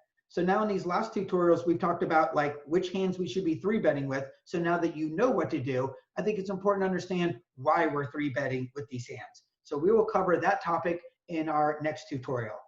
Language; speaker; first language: English; native; English